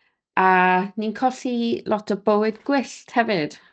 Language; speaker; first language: Welsh; native; Welsh